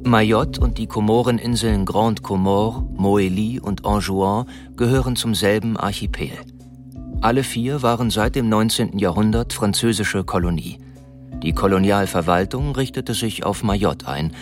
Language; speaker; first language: German; native; German